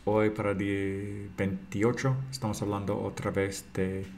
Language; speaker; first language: Spanish; non-native, fluent; English